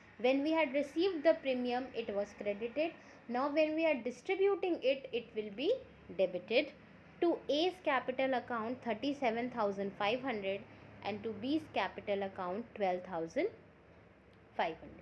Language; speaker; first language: English; non-native, local second language; Hindi